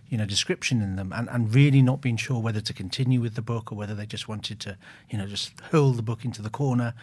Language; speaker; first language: English; native; English